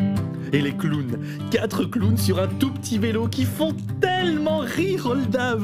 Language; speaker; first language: French; native; French